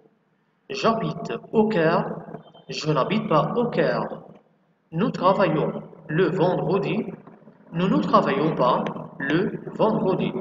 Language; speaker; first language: French; non-native, fluent; Arabic